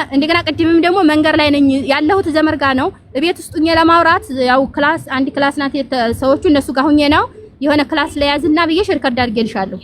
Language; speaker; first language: Amharic; native; Amharic